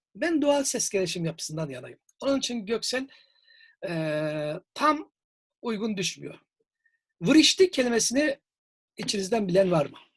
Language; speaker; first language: Turkish; native; Turkish